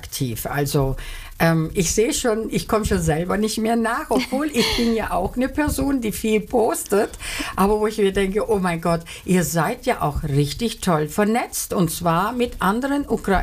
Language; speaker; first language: German; early bilingual, other home language; Turkish